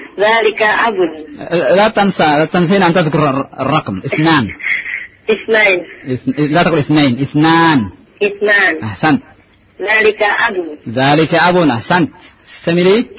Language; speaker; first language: Arabic; non-native, fluent; Indonesian